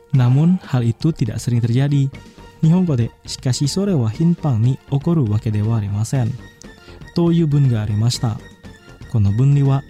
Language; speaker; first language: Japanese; non-native, fluent; Indonesian